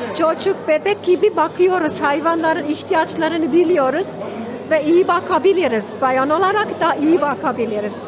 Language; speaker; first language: Turkish; non-native, fluent; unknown